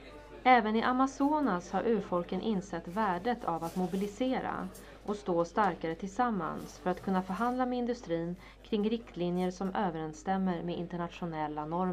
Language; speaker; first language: Swedish; native; Swedish